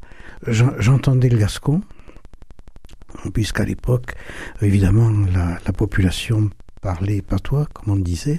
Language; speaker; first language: French; native; French